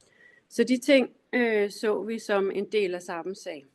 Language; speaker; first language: Danish; native; Danish